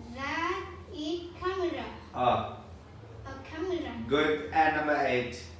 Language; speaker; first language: English; non-native, learner; Vietnamese